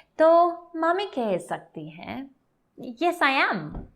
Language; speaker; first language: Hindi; non-native, learner; English